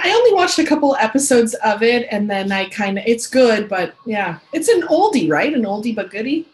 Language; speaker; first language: English; native; English